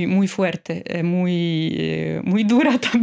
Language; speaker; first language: Spanish; non-native, fluent; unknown